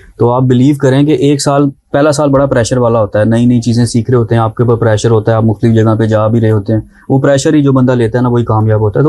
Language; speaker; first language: Urdu; non-native, local second language; Pahari-Potwari